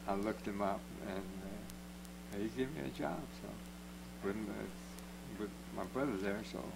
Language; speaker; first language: English; native; English